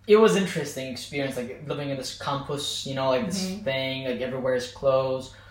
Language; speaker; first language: English; non-native, fluent; Azerbaijani